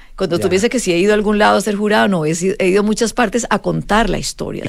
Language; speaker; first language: Spanish; native; Spanish